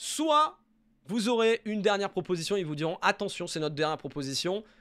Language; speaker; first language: French; native; French